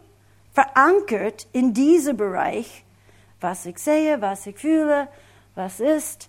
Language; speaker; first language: German; non-native, fluent; English